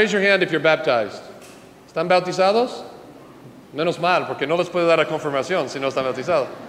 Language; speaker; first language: Spanish; non-native, fluent; English